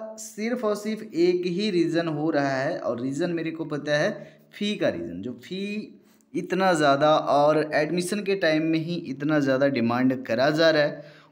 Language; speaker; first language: Hindi; native; Hindi